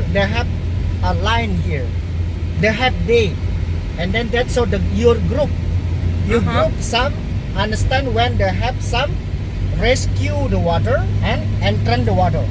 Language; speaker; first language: English; non-native, learner; Indonesian